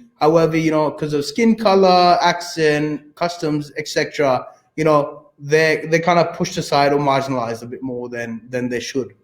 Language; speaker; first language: English; early bilingual, other home language; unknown